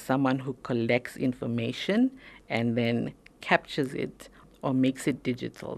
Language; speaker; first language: English; native; English